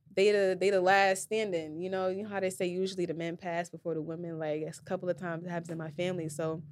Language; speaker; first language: English; native; English